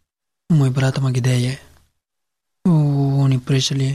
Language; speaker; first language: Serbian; non-native, learner; Pashto